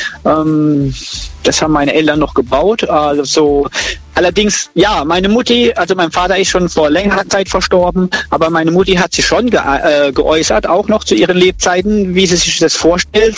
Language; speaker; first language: German; native; German